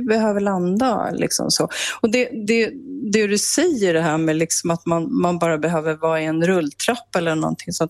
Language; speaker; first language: Swedish; native; Swedish